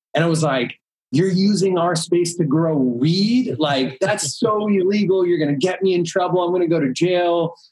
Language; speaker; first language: English; early bilingual, other home language; Hindi